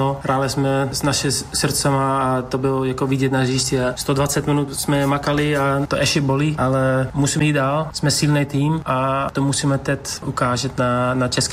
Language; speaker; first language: Czech; non-native, learner; Dutch